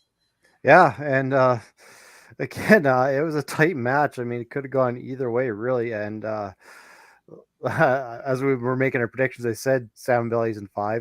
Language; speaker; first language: English; native; English